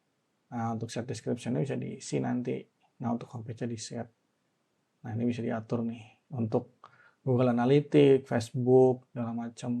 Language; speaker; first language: Indonesian; native; Indonesian